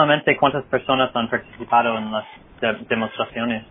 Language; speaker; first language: Spanish; non-native, fluent; English